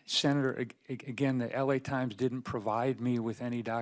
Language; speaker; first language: English; native; English